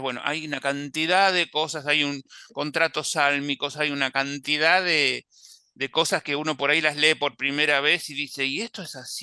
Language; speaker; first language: Spanish; native; Spanish